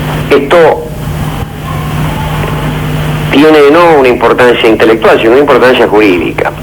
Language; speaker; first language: Spanish; native; Spanish